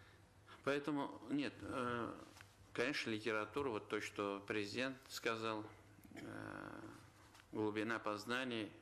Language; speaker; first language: Russian; non-native, local second language; Tatar